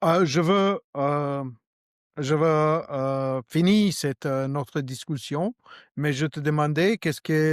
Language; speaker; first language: French; non-native, learner; Albanian